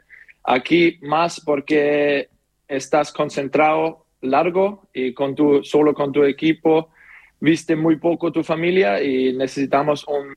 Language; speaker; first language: Spanish; non-native, learner; German